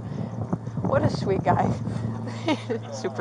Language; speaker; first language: English; native; English